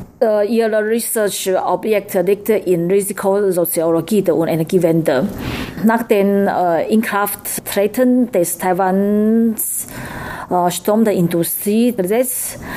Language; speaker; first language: German; non-native, learner; Chinese